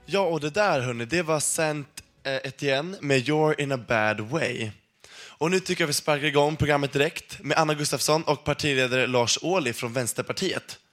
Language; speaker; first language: Swedish; native; Swedish